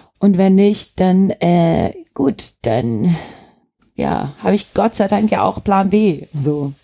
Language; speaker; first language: German; early bilingual, other home language; Turkish